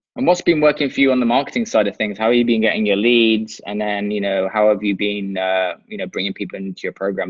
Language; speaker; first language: English; native; English